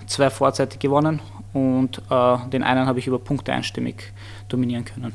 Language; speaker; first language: German; early bilingual, other home language; Armenian